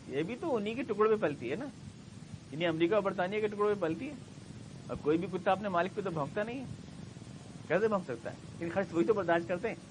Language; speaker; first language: Urdu; native; Urdu